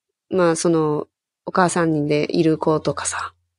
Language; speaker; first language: Japanese; native; Japanese